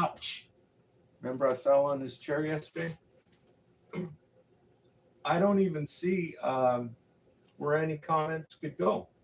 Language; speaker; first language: English; native; English